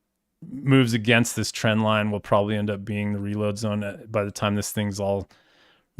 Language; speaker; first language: English; native; English